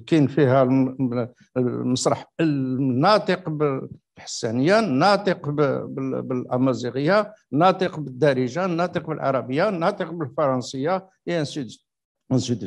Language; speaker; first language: Arabic; native; Arabic